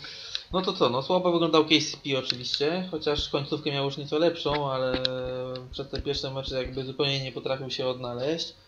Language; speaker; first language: Polish; native; Polish